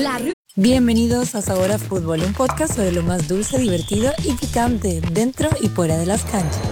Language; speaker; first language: Spanish; native; Spanish